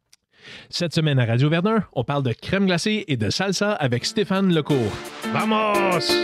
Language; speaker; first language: French; native; French